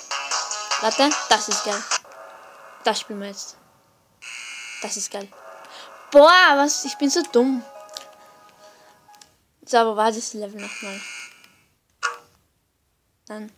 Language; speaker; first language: German; native; German